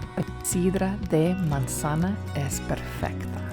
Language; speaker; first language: Spanish; non-native, fluent; English